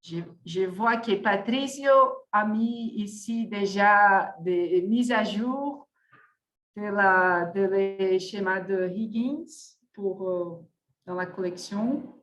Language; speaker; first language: French; non-native, fluent; Portuguese